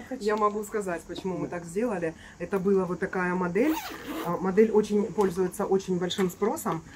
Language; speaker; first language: Russian; native; Russian